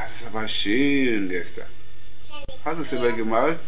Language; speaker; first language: German; non-native, learner; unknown